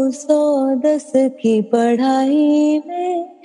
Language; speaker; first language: Hindi; non-native, local second language; Tamil